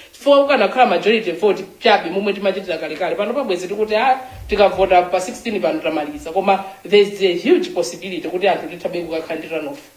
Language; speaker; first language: Nyanja; native; Nyanja